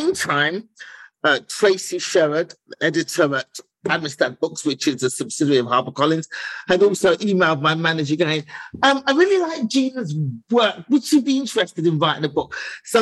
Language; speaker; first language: English; native; English